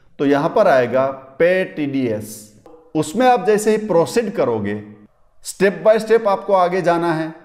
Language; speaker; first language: Hindi; non-native, local second language; Gujarati